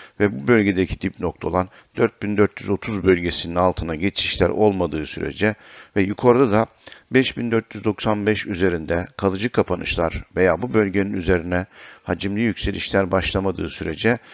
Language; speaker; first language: Turkish; native; Turkish